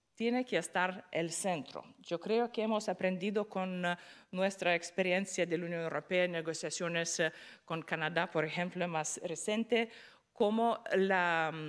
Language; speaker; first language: Spanish; non-native, fluent; Lithuanian